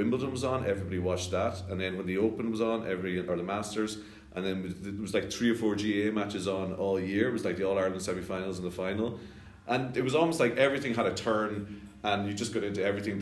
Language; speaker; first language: English; native; English